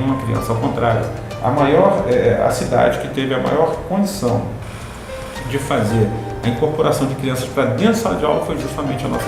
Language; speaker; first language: Portuguese; native; Portuguese